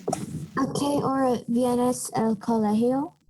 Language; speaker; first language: Spanish; non-native, learner; English